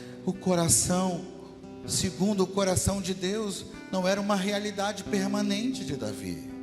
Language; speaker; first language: Portuguese; native; Portuguese